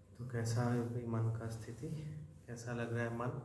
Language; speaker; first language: Hindi; non-native, local second language; Bangla